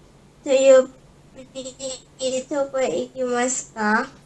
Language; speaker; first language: Japanese; non-native, learner; Indonesian